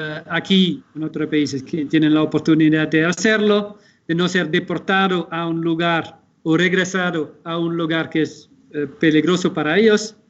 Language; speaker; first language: Spanish; non-native, fluent; Dutch